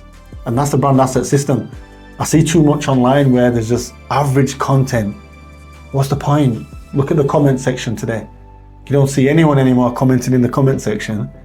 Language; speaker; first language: English; native; English